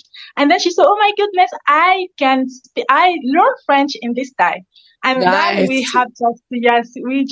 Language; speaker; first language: English; non-native, learner; French